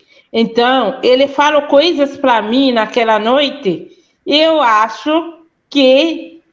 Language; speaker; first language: Portuguese; non-native, fluent; Haitian Creole